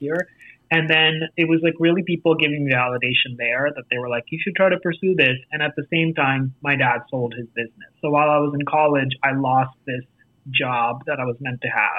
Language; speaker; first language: English; non-native, local second language; Hindi